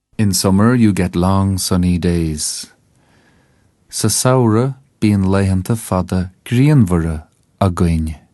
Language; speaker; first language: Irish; non-native, local second language; English